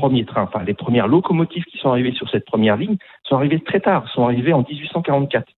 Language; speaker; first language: French; native; French